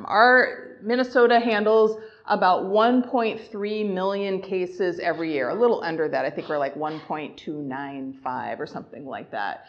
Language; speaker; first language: English; native; English